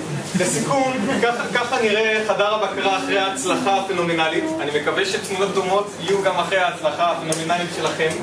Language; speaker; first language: Hebrew; native; Hebrew